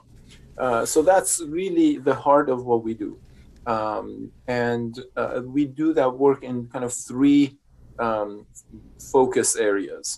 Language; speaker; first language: English; non-native, fluent; Persian